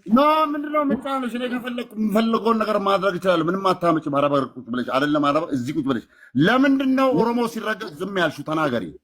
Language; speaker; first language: Amharic; non-native, local second language; Oromo